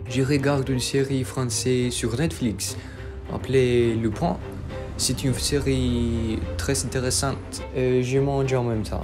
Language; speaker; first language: French; non-native, learner; Russian